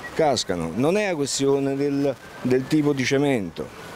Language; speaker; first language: Italian; native; Italian